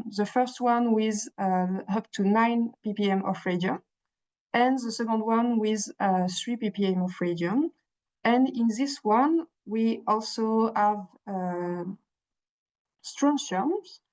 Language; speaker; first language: English; non-native, fluent; French